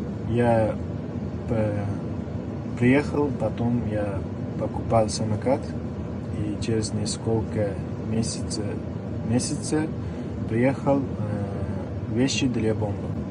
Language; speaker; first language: Russian; non-native, learner; Uzbek